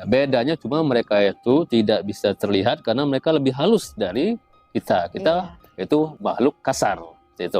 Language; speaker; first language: Indonesian; native; Indonesian